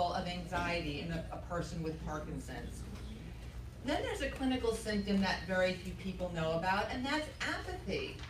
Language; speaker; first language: English; native; English